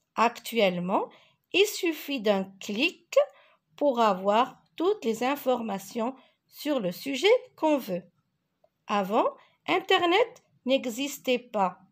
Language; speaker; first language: French; non-native, local second language; Arabic